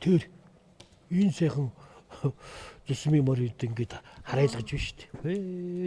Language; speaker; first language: Mongolian; native; Mongolian